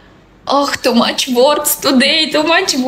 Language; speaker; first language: English; non-native, learner; Russian